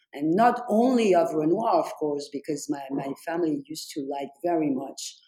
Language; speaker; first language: English; non-native, fluent; French